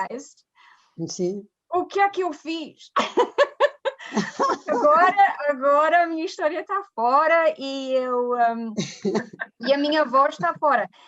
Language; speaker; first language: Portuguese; early bilingual, heritage; Portuguese